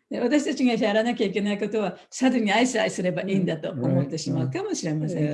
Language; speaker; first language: Japanese; native; Japanese